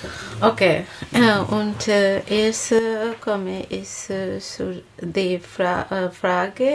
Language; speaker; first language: German; non-native, learner; Bangla